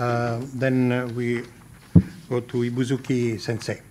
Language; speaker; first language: English; non-native, fluent; Italian